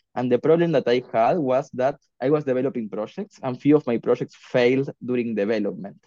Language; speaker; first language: English; non-native, fluent; Spanish